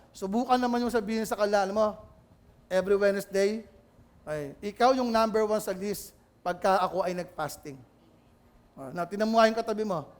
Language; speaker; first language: Filipino; native; Filipino